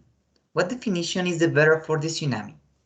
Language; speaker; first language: English; non-native, fluent; Spanish